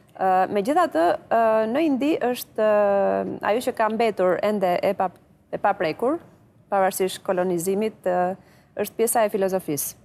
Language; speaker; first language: Albanian; native; Albanian